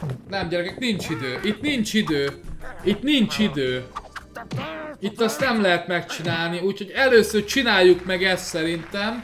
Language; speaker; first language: Hungarian; native; Hungarian